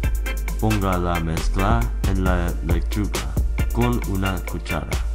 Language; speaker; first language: Spanish; non-native, learner; English